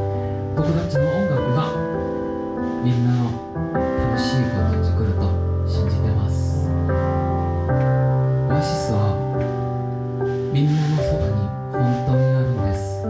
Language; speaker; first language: Japanese; non-native, learner; Korean